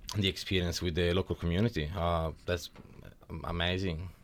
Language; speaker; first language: English; non-native, fluent; Italian